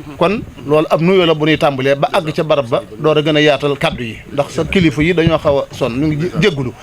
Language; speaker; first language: Wolof; native; Wolof